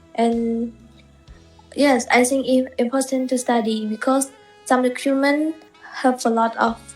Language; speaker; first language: English; non-native, learner; Khmer